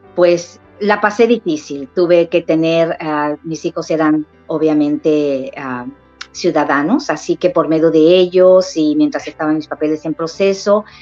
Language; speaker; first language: Spanish; native; Spanish